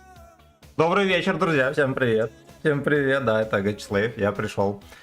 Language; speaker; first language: Russian; native; Russian